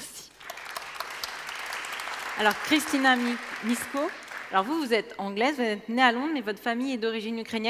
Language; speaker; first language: French; native; French